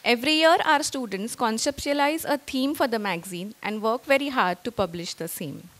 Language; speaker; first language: English; non-native, local second language; Marathi